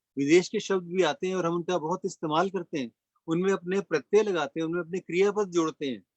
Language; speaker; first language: Hindi; non-native, local second language; Punjabi